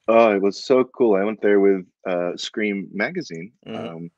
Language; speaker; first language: English; native; English